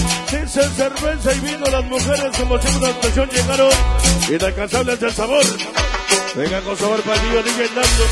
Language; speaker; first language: Spanish; native; Spanish